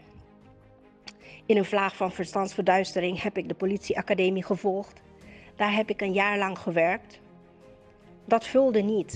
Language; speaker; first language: Dutch; native; Dutch